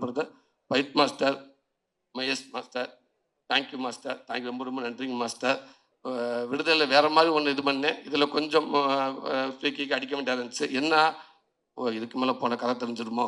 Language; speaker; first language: Tamil; native; Tamil